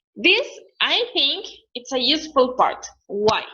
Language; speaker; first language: English; non-native, learner; Spanish